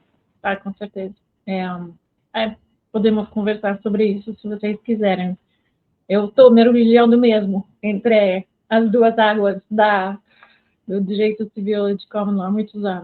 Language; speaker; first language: Portuguese; non-native, fluent; French